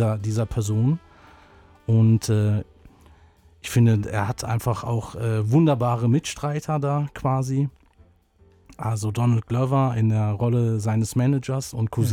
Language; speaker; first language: German; native; German